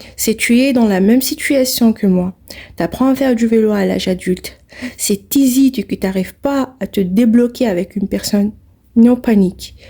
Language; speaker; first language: French; non-native, local second language; Arabic